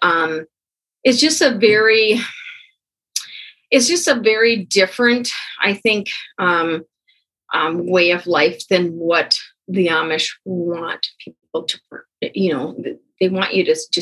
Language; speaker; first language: English; early bilingual, other home language; German